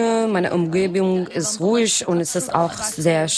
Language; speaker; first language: German; non-native, learner; Arabic